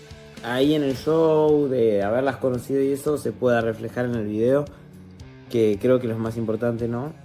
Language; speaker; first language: Spanish; native; Spanish